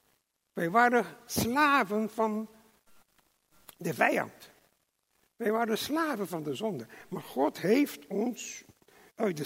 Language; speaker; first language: Dutch; non-native, local second language; English